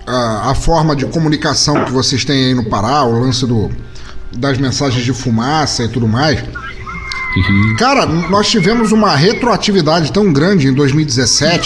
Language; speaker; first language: Portuguese; native; Portuguese